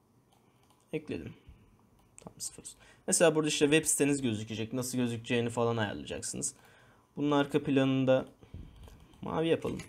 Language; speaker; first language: Turkish; native; Turkish